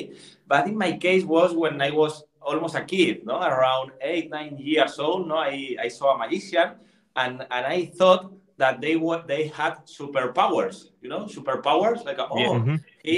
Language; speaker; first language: English; non-native, learner; Spanish